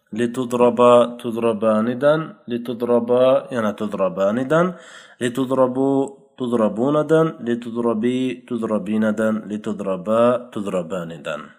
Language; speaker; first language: Arabic; non-native, fluent; Uzbek